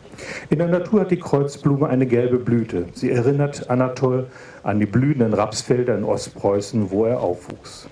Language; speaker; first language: German; native; German